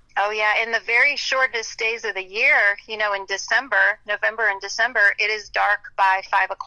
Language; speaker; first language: English; native; English